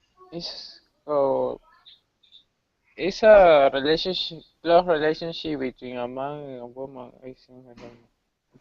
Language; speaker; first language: English; non-native, learner; Spanish